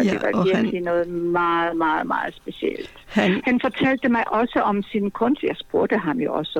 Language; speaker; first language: Danish; non-native, fluent; Polish